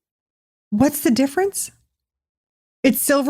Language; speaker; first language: English; native; English